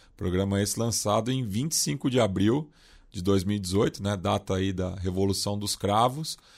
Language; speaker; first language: Portuguese; native; Portuguese